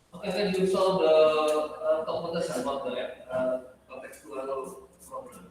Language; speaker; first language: English; non-native, learner; Indonesian